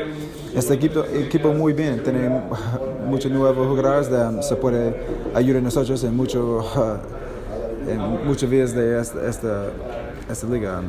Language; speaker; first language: Spanish; non-native, learner; English